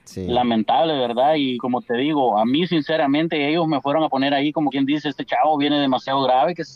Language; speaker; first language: Spanish; native; Spanish